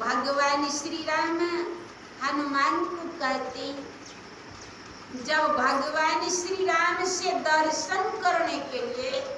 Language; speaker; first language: Hindi; native; Hindi